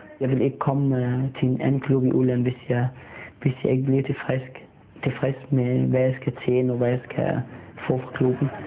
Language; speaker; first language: Danish; non-native, fluent; Arabic